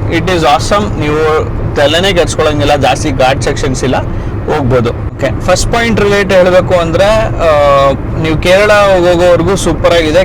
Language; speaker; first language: Kannada; native; Kannada